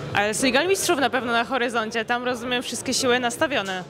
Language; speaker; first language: Polish; native; Polish